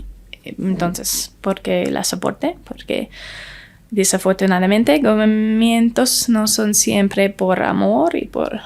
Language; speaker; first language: Spanish; non-native, learner; English